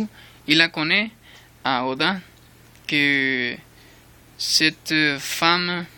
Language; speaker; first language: French; non-native, learner; Spanish